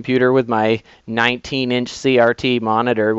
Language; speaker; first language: English; native; English